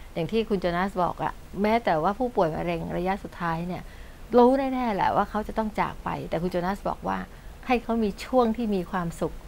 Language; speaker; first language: Thai; native; Thai